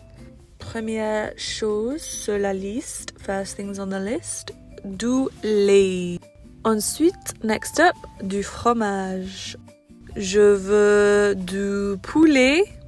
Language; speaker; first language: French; non-native, fluent; English